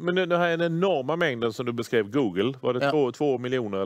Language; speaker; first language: Swedish; native; Swedish